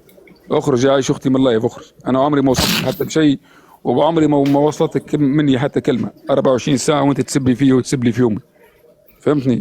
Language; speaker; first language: Arabic; native; Arabic